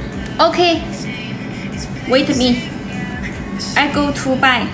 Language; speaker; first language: English; non-native, learner; Chinese